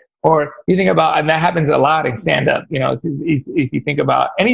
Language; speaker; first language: English; native; English